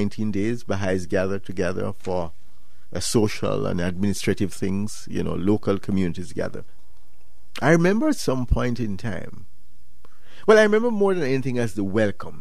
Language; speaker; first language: English; non-native, local second language; Jamaican Creole English